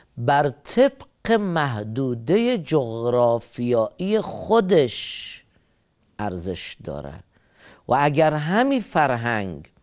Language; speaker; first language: Persian; native; Persian